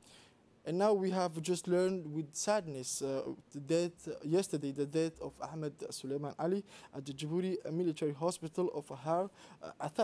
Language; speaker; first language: English; non-native, fluent; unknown